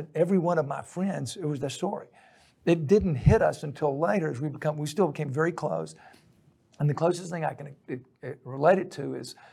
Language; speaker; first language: English; native; English